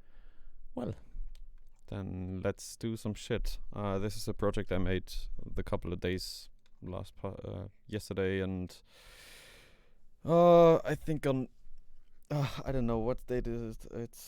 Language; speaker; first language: English; non-native, fluent; German